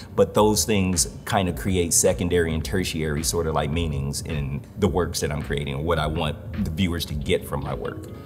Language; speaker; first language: English; native; English